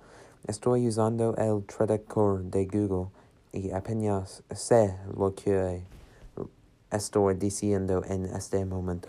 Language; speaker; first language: Spanish; non-native, learner; English